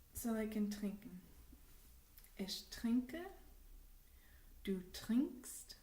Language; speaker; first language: German; non-native, fluent; English